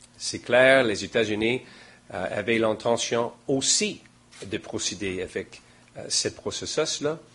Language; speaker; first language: French; non-native, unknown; English